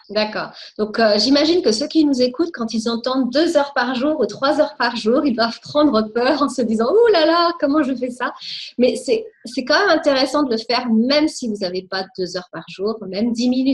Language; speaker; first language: French; native; French